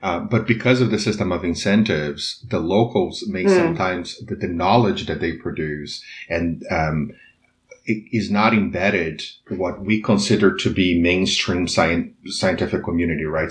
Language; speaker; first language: English; non-native, fluent; Portuguese